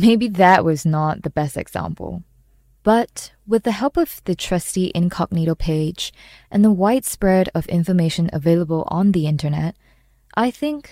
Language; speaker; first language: English; non-native, local second language; Chinese